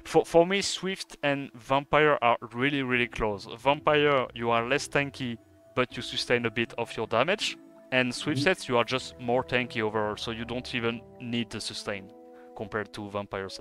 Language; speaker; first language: English; non-native, fluent; French